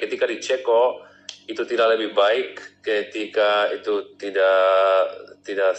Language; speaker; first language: Indonesian; non-native, learner; Czech